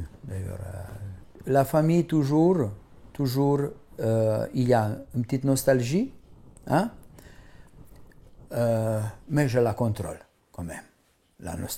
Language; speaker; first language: French; non-native, fluent; Macedonian